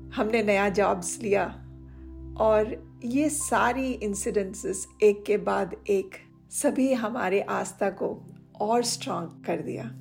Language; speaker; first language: Hindi; non-native, local second language; Odia